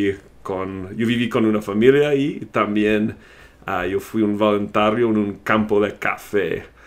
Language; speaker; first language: Spanish; non-native, fluent; English